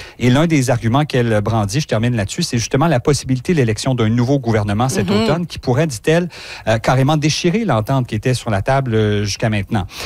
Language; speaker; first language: French; native; French